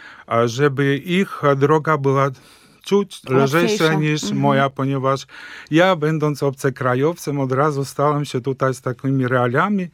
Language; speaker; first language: Polish; early bilingual, heritage; Polish